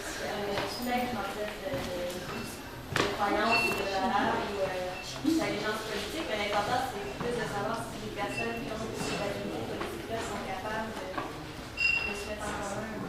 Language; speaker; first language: French; native; French